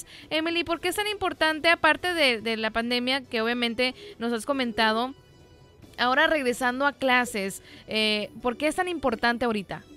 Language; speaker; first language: Spanish; native; Spanish